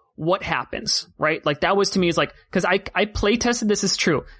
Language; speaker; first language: English; native; English